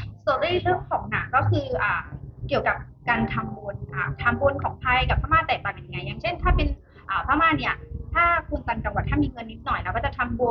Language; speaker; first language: Thai; non-native, fluent; Burmese